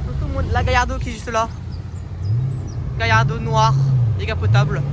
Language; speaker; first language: French; native; French